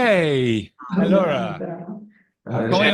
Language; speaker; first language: Italian; non-native, fluent; English